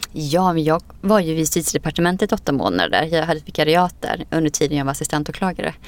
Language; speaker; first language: Swedish; native; Swedish